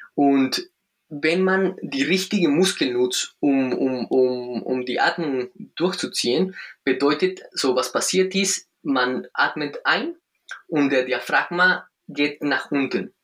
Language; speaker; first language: German; non-native, fluent; Spanish